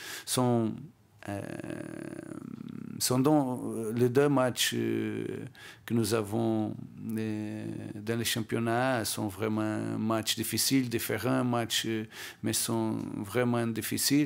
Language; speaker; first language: French; non-native, learner; Portuguese